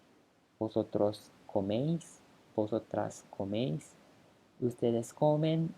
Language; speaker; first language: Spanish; non-native, fluent; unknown